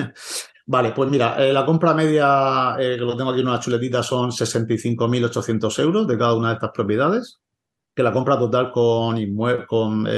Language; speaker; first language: Spanish; native; Spanish